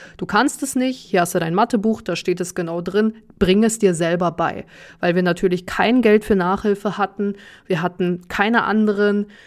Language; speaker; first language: German; early bilingual, other home language; Russian